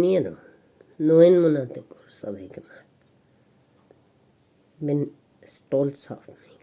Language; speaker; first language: German; non-native, learner; Hindi